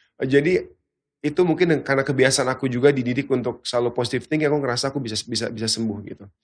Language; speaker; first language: Indonesian; early bilingual, heritage; Indonesian